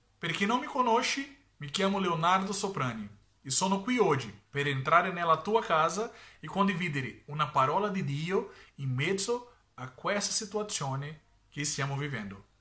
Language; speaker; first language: Italian; non-native, learner; Portuguese